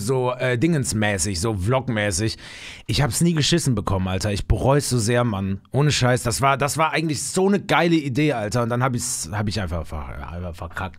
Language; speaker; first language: German; native; German